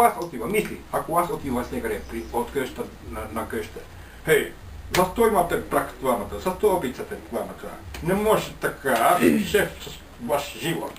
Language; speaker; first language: Bulgarian; non-native, learner; Finnish